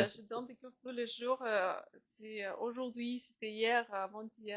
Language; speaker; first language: French; non-native, fluent; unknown